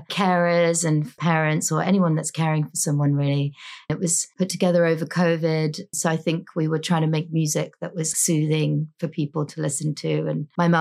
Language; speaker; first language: English; native; English